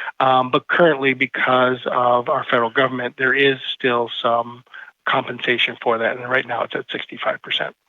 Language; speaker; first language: English; native; English